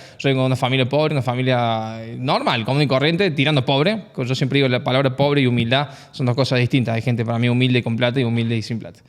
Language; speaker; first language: Spanish; native; Spanish